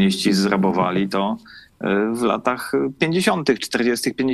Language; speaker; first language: Polish; native; Polish